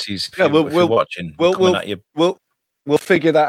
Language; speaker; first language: English; native; English